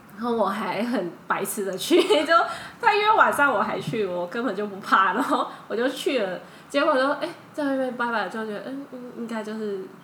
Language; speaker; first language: Chinese; early bilingual, heritage; Chinese